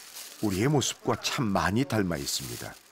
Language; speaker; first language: Korean; native; Korean